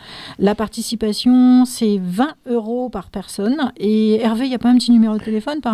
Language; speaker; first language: French; native; French